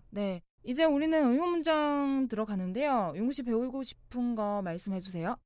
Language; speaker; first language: Korean; non-native, fluent; Chinese